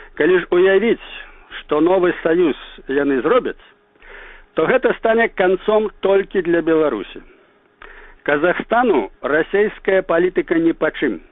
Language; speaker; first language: Belarusian; native; Belarusian